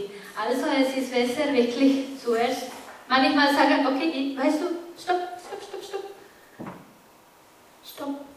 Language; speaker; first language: German; non-native, fluent; Spanish